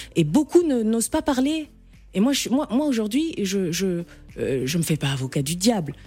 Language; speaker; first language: French; non-native, local second language; Arabic